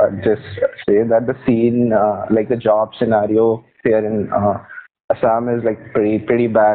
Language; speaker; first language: English; non-native, local second language; Bangla